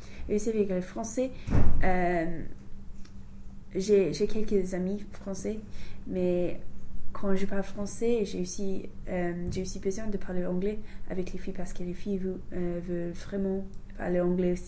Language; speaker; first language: French; non-native, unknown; English